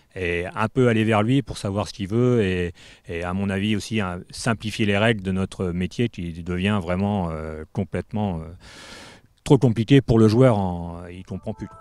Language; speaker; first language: French; native; French